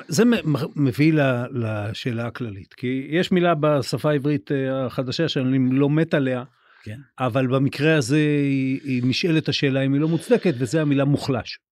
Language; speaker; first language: Hebrew; native; Hebrew